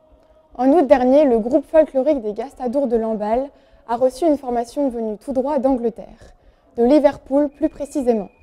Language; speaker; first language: French; native; French